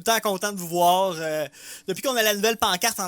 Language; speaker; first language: French; native; French